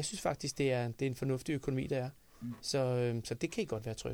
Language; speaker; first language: Danish; native; Danish